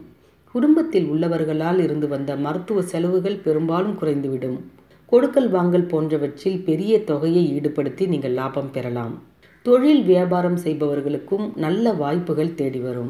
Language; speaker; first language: Tamil; native; Tamil